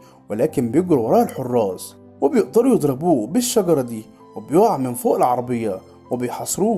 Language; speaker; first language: Arabic; native; Arabic